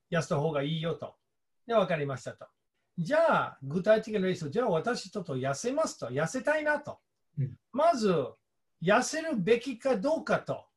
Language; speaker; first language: Japanese; non-native, fluent; English